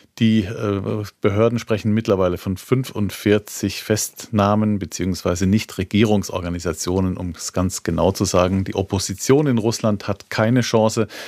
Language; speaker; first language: German; native; German